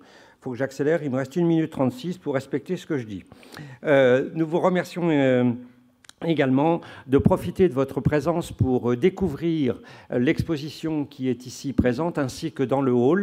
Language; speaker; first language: French; native; French